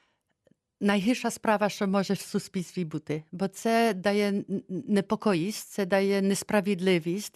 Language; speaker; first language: Ukrainian; early bilingual, heritage; Ukrainian